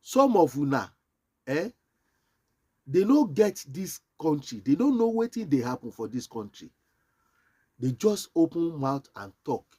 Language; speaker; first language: English; non-native, local second language; Yoruba